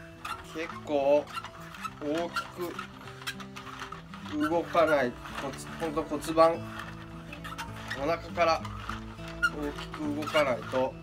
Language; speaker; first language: Japanese; native; Japanese